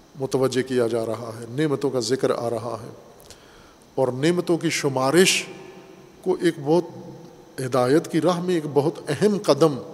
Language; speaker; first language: Urdu; native; Urdu